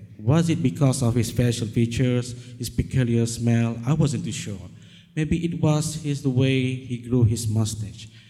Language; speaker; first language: English; non-native, local second language; Malay